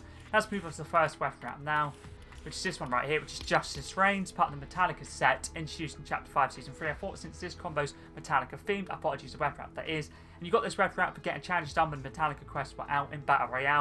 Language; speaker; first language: English; native; English